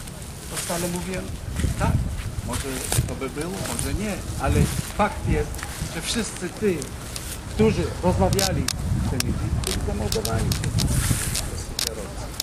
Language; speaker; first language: Polish; non-native, fluent; Hebrew